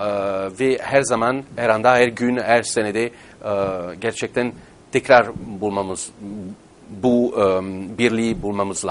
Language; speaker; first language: Turkish; non-native, fluent; Italian